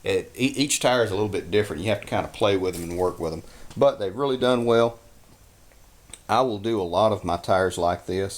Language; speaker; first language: English; native; English